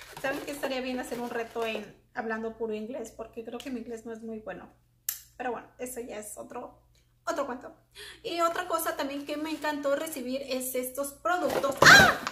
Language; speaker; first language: Spanish; native; Spanish